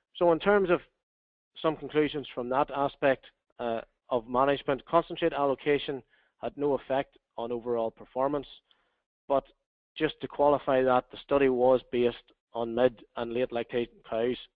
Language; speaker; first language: English; native; English